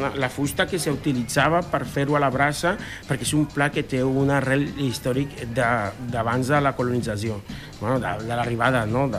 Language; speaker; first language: Catalan; non-native, fluent; Spanish